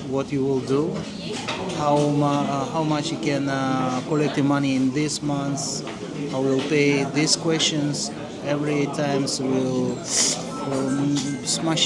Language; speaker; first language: English; non-native, learner; Russian